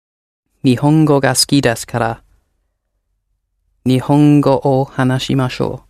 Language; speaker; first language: Japanese; non-native, learner; English